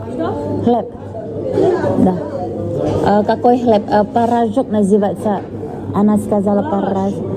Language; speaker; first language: Russian; non-native, learner; Indonesian